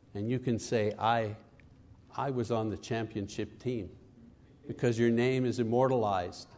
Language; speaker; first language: English; native; English